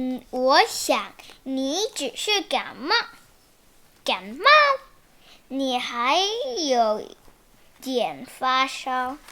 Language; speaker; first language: Chinese; early bilingual, heritage; Chinese